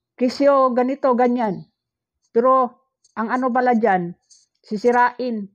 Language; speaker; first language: Filipino; non-native, local second language; Cebuano